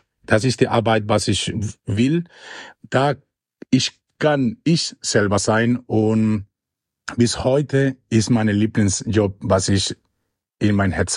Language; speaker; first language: German; non-native, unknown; Spanish